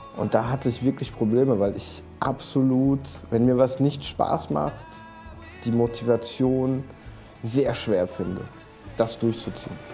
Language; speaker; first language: German; early bilingual, other home language; Czech